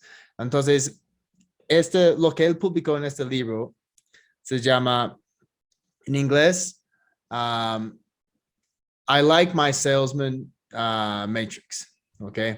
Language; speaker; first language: Spanish; non-native, fluent; English